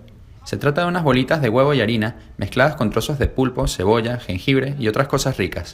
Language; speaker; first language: Spanish; native; Spanish